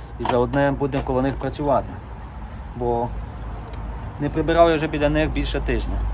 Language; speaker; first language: Ukrainian; native; Ukrainian